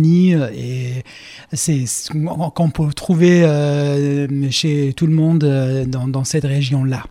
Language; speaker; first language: French; non-native, fluent; Kurdish